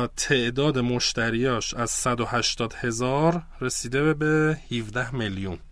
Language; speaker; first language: Persian; native; Persian